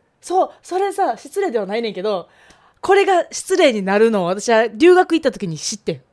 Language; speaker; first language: Japanese; native; Japanese